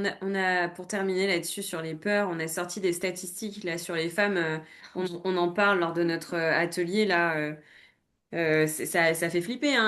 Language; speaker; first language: French; native; French